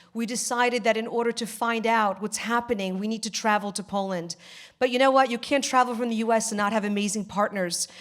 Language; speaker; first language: English; early bilingual, other home language; Polish